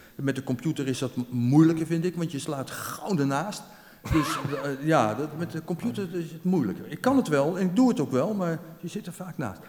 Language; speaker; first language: Dutch; native; Dutch